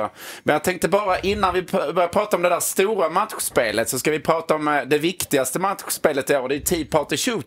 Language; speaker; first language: Swedish; native; Swedish